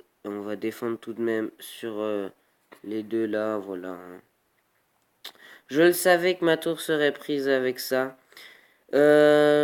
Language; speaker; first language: French; native; French